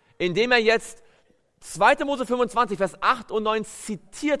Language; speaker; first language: German; native; German